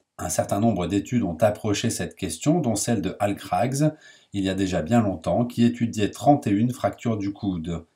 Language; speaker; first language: French; native; French